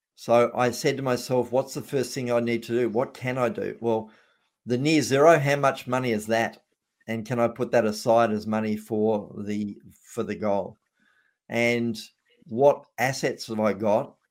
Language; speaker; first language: English; native; English